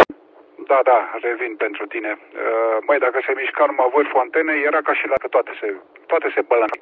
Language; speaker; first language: Romanian; native; Romanian